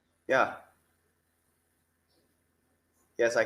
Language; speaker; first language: English; non-native, learner; Indonesian